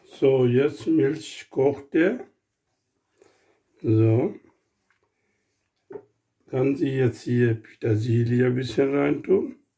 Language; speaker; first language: German; non-native, learner; Urdu